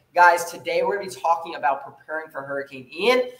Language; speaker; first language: English; native; English